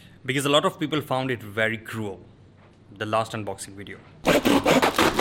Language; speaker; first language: English; non-native, local second language; Urdu